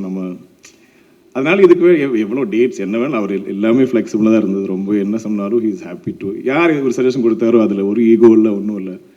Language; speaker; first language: Tamil; non-native, local second language; Malayalam